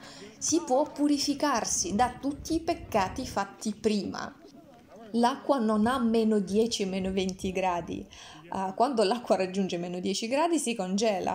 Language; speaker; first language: Italian; non-native, fluent; Russian